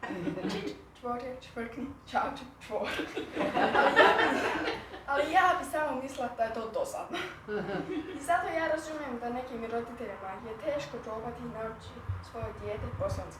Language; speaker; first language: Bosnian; early bilingual, heritage; Bosnian